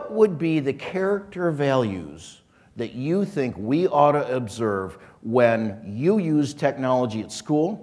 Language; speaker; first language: English; native; English